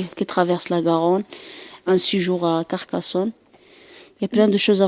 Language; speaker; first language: French; non-native, fluent; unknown